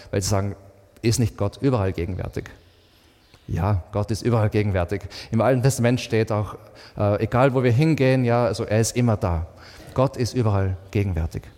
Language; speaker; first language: German; native; German